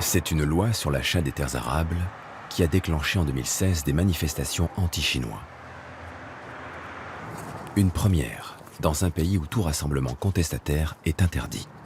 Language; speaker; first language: French; native; French